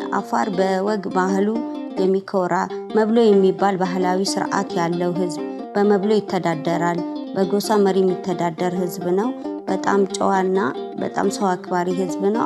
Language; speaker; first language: Amharic; non-native, local second language; Afar